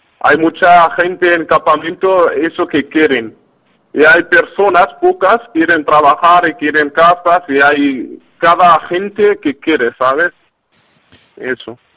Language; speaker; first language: Spanish; non-native, learner; Arabic